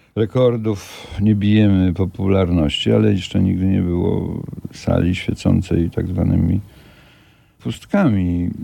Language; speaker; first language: Polish; native; Polish